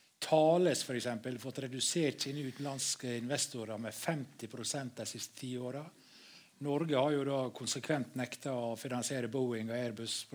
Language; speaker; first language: Norwegian; native; Norwegian